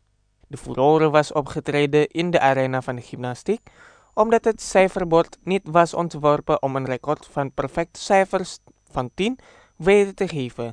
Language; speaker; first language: Dutch; non-native, fluent; Indonesian